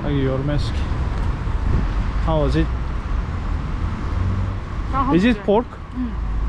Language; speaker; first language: English; non-native, learner; Turkish